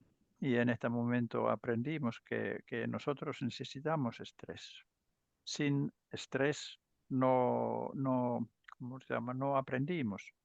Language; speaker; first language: Spanish; non-native, learner; Finnish